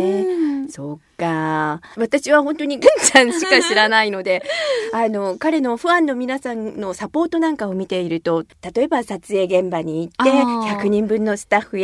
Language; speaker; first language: Japanese; native; Japanese